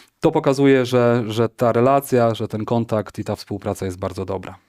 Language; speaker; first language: Polish; native; Polish